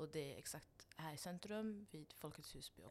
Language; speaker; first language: Swedish; non-native, local second language; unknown